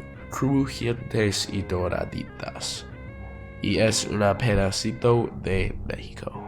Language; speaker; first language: Spanish; non-native, learner; English